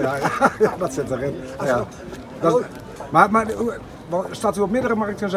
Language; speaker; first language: Dutch; native; Dutch